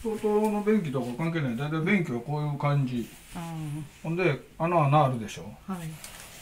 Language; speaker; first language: Japanese; native; Japanese